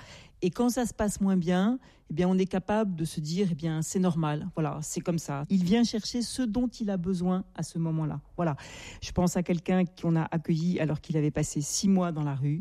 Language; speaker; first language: French; native; French